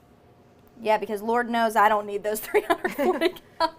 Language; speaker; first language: English; native; English